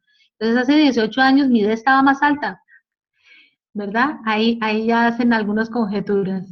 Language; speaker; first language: Spanish; native; Spanish